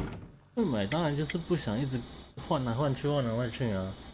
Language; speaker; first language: Chinese; native; Chinese